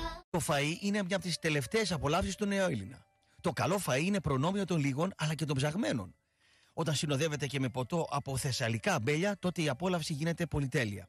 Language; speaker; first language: Greek; native; Greek